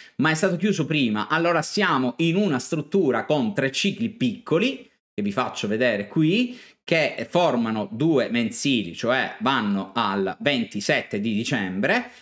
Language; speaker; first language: Italian; native; Italian